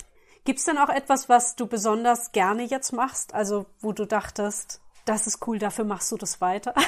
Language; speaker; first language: German; native; German